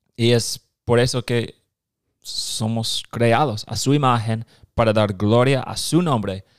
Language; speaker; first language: Spanish; non-native, fluent; English